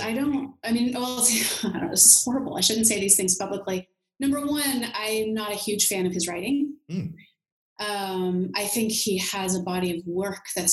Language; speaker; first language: English; native; English